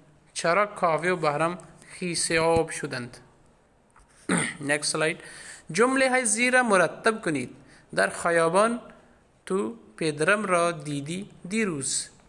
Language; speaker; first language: Persian; non-native, fluent; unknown